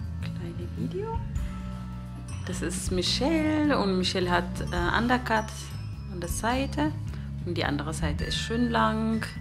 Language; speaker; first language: German; non-native, fluent; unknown